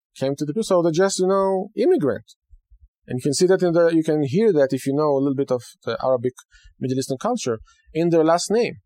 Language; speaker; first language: English; non-native, fluent; Hebrew